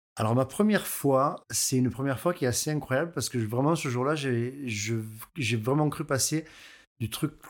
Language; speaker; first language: French; native; French